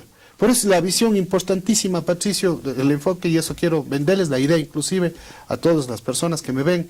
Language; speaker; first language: Spanish; native; Spanish